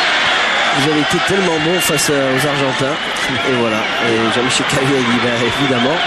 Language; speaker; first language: French; native; French